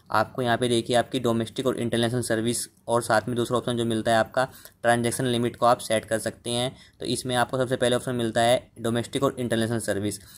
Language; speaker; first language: Hindi; native; Hindi